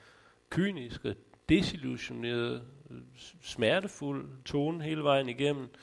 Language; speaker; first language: Danish; native; Danish